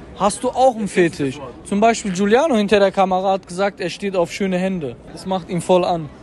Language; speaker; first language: German; native; German